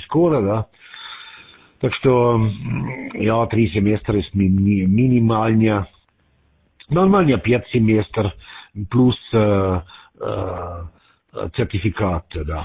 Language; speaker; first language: Russian; non-native, learner; German